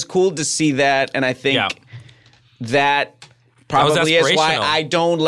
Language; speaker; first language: English; non-native, fluent; Spanish